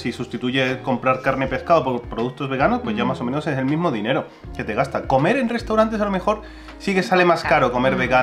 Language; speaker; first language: Spanish; native; Spanish